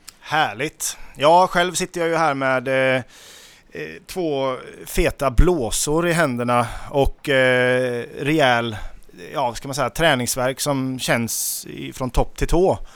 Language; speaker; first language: Swedish; native; Swedish